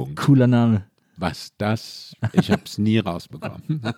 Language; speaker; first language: German; native; German